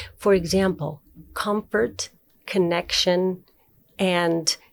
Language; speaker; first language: English; non-native, fluent; Spanish